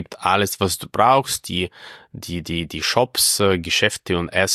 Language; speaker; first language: German; non-native, fluent; Russian